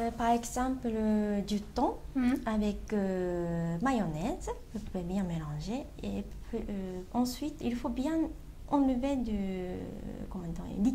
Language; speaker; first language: French; non-native, learner; Japanese